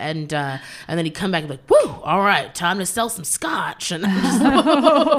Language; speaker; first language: English; native; English